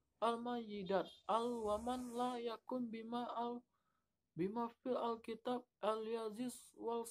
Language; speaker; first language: Arabic; non-native, learner; Indonesian